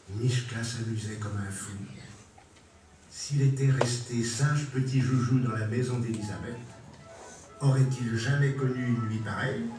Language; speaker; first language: French; native; French